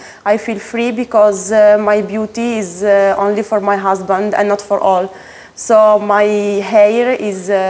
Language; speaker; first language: English; non-native, fluent; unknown